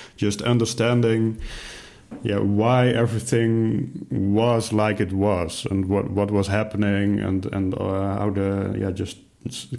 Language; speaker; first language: English; non-native, fluent; Dutch